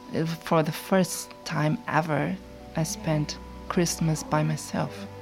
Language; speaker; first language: English; non-native, fluent; Portuguese